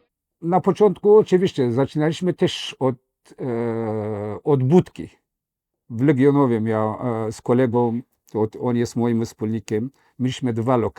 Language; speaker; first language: Polish; non-native, fluent; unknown